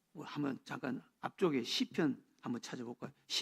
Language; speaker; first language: Korean; native; Korean